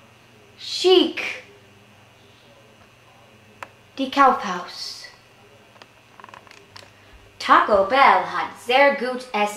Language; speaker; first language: German; non-native, learner; English